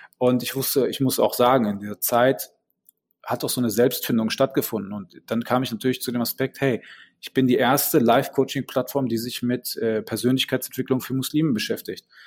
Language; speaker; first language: German; early bilingual, other home language; Bosnian